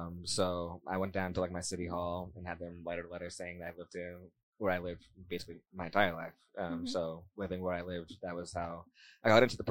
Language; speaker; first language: English; native; English